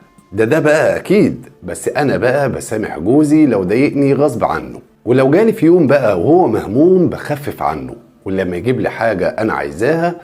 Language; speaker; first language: Arabic; native; Arabic